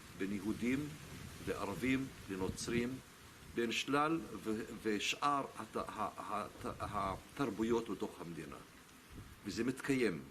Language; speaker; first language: Hebrew; non-native, local second language; Arabic